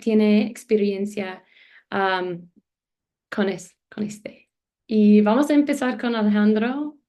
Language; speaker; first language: Spanish; non-native, learner; English